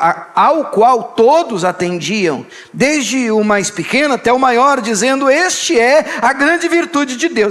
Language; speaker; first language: Portuguese; native; Portuguese